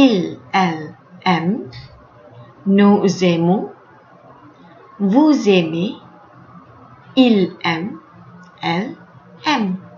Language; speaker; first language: French; non-native, fluent; Malay